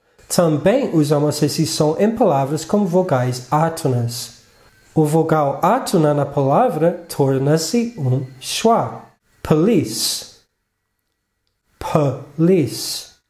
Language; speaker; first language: Portuguese; non-native, fluent; English